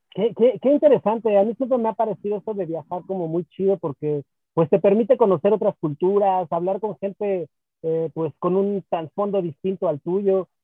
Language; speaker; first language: Spanish; native; Spanish